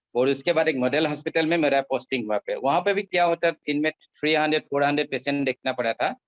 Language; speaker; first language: Hindi; non-native, local second language; Assamese